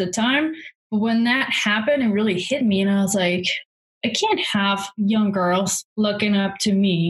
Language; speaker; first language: English; native; English